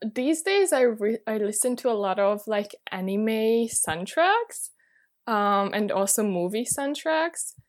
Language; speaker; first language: English; non-native, fluent; Hungarian